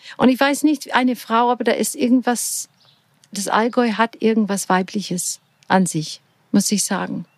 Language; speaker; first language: German; non-native, fluent; English